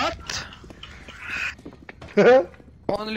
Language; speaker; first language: English; non-native, learner; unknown